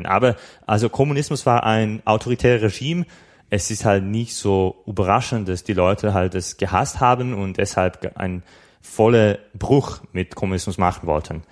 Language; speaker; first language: German; non-native, fluent; Slovak